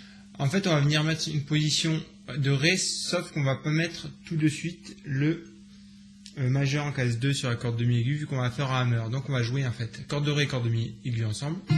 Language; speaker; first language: French; native; French